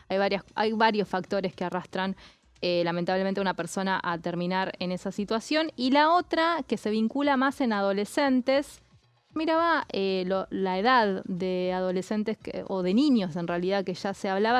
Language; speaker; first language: Spanish; native; Spanish